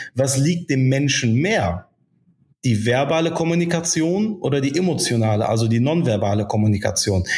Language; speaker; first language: German; early bilingual, other home language; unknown